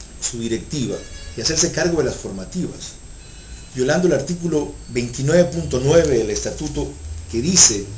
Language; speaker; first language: Spanish; native; Spanish